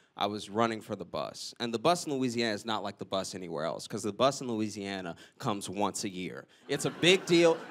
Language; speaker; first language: English; native; English